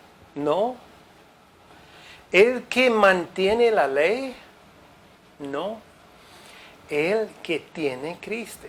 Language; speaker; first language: Spanish; non-native, fluent; English